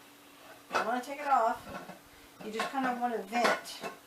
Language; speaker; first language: English; native; English